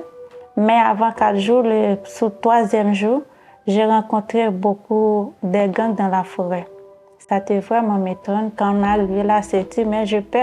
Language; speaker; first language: French; non-native, learner; Haitian Creole